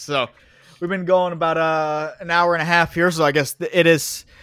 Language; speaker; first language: English; native; English